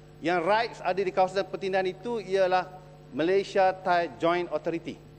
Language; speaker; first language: Malay; native; Malay